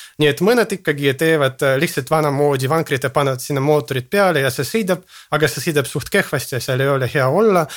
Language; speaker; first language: Estonian; non-native, local second language; Russian